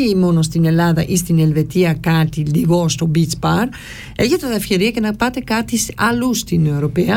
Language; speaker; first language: Greek; early bilingual, heritage; Greek